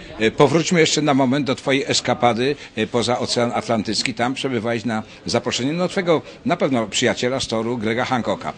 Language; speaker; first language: Polish; native; Polish